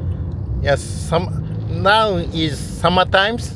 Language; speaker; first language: English; non-native, learner; Japanese